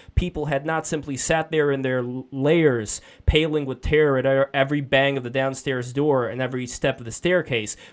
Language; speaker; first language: English; non-native, fluent; Russian